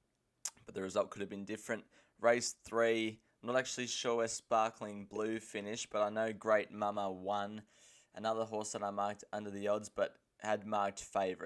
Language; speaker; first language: English; native; English